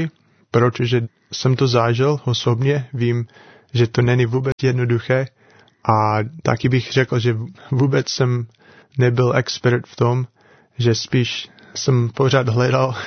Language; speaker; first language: Czech; non-native, learner; English